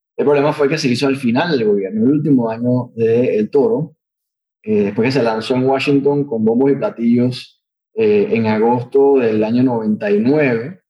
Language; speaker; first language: Spanish; native; Spanish